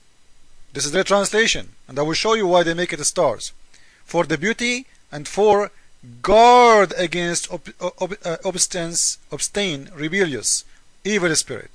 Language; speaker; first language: English; non-native, fluent; Arabic